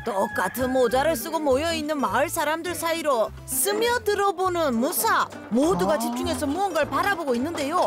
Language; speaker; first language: Korean; native; Korean